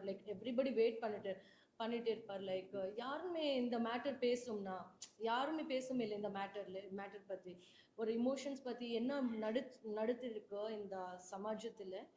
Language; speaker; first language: Tamil; non-native, learner; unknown